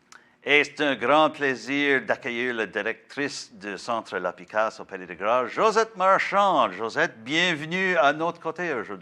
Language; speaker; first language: French; non-native, learner; English